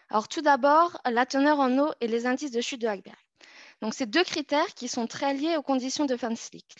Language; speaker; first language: French; native; French